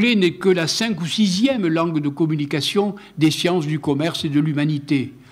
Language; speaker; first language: French; non-native, local second language; Occitan